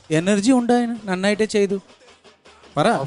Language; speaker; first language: Malayalam; non-native, local second language; Tamil